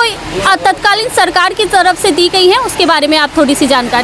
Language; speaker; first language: Hindi; native; Hindi